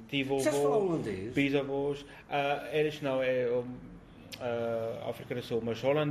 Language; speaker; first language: Portuguese; non-native, learner; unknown